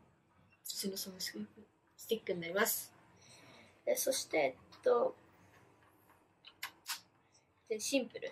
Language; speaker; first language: Japanese; early bilingual, heritage; Japanese